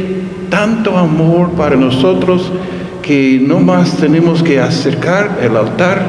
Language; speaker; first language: Spanish; non-native, fluent; English